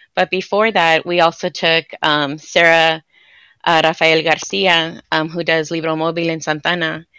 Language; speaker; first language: English; native; English